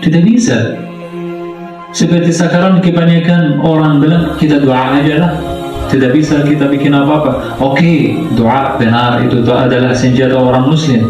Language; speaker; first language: Indonesian; non-native, fluent; Arabic